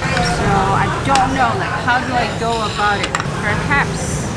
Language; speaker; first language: English; non-native, fluent; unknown